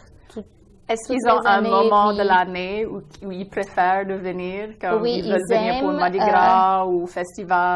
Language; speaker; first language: French; non-native, local second language; English